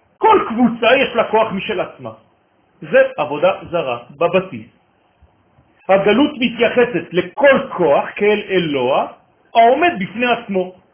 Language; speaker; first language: Hebrew; non-native, fluent; French